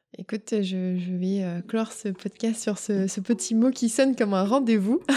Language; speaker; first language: French; native; French